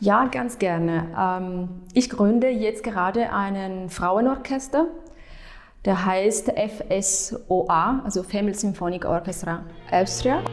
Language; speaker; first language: German; non-native, fluent; Italian